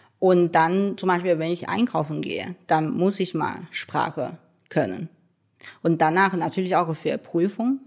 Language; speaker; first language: German; non-native, fluent; Chinese